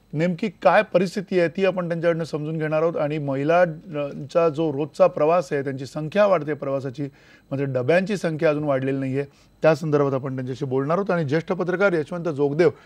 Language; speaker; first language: Marathi; native; Marathi